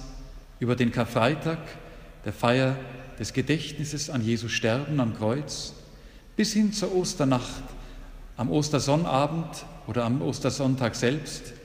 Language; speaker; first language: German; native; German